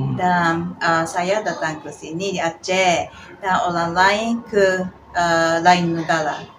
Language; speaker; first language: Indonesian; non-native, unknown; Japanese